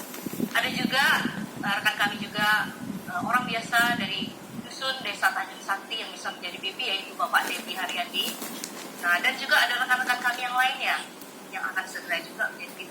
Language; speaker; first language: Indonesian; native; Indonesian